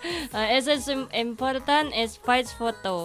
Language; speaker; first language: Catalan; non-native, learner; Indonesian